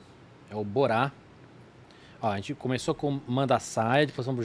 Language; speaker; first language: Portuguese; native; Portuguese